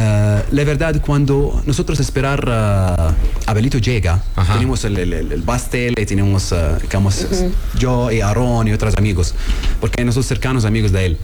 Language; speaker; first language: Spanish; non-native, learner; Arabic